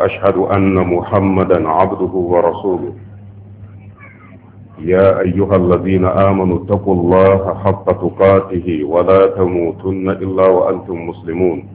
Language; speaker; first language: Arabic; non-native, fluent; Hausa